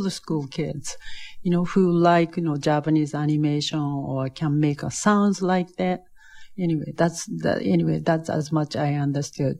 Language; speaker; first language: English; non-native, fluent; Japanese